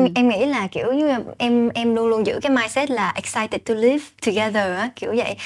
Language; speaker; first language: Vietnamese; native; Vietnamese